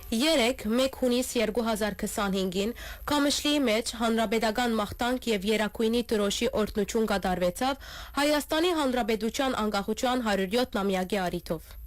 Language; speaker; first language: Armenian; early bilingual, heritage; Armenian